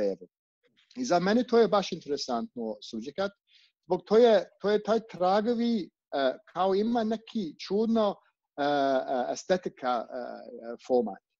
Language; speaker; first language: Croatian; non-native, learner; English